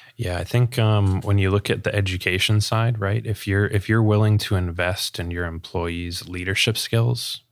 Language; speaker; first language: English; native; English